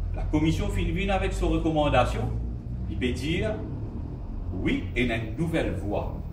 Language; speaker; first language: French; non-native, local second language; Morisyen